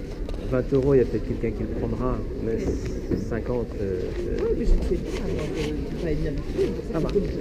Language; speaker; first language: French; native; French